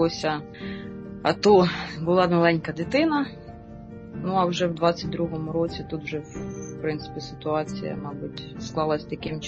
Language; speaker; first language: Ukrainian; native; Ukrainian